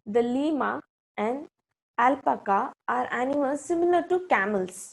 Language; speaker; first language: English; non-native, local second language; Kannada